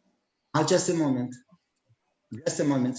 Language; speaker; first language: English; non-native, learner; Russian